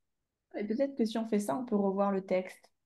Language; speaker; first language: French; native; French